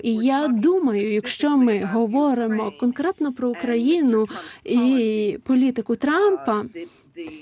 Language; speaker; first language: Ukrainian; non-native, fluent; English